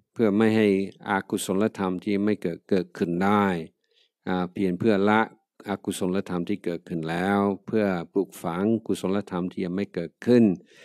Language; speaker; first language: Thai; non-native, fluent; English